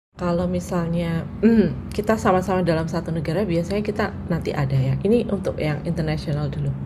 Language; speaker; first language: Indonesian; non-native, local second language; Javanese